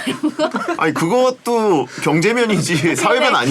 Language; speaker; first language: Korean; native; Korean